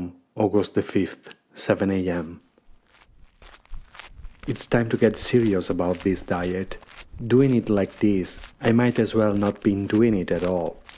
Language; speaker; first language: English; non-native, fluent; Italian